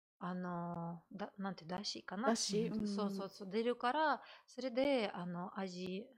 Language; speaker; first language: Japanese; non-native, fluent; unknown